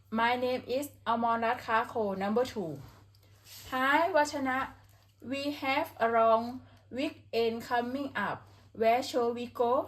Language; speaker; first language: English; non-native, learner; Thai